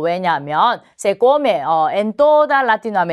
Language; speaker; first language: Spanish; non-native, fluent; Korean